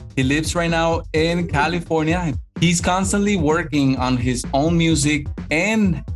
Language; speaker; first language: English; non-native, fluent; Spanish